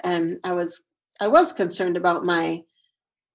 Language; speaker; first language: English; native; English